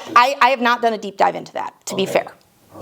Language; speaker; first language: English; native; English